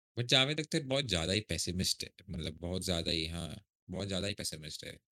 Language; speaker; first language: Hindi; native; Hindi